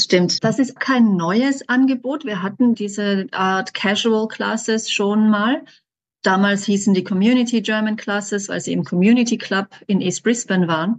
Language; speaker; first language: German; native; German